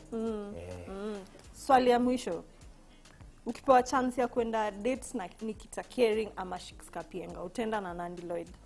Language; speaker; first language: Swahili; native; Swahili